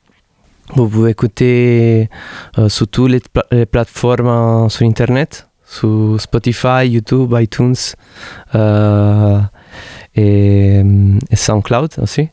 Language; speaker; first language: French; non-native, fluent; Italian